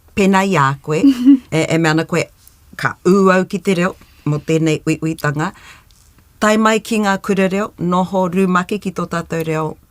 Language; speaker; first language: Māori; non-native, fluent; English